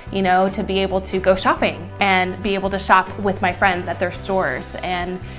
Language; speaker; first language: English; native; English